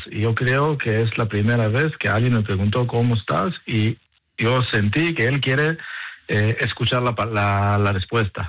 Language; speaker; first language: Spanish; non-native, learner; Hebrew